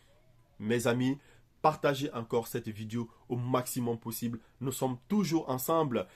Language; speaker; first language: French; native; French